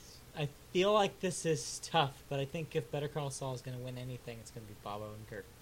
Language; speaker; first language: English; native; English